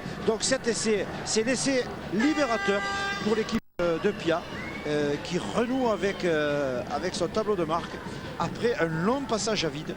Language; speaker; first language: French; native; French